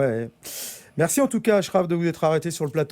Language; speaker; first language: French; native; French